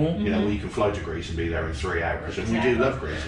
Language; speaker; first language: English; native; English